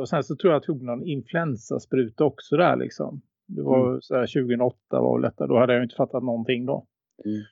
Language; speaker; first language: Swedish; native; Swedish